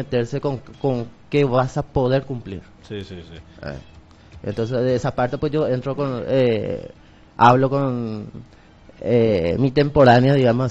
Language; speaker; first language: Spanish; native; Spanish